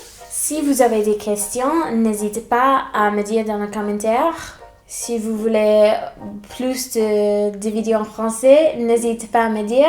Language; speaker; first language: French; non-native, fluent; English